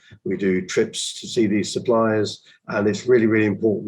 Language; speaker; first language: English; native; English